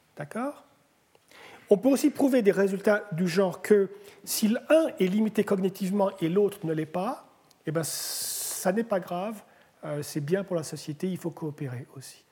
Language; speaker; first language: French; native; French